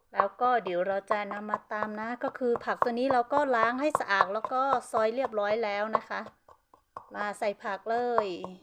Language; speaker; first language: Thai; non-native, local second language; Karen languages